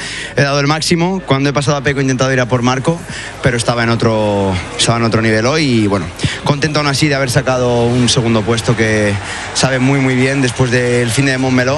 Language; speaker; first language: Spanish; native; Spanish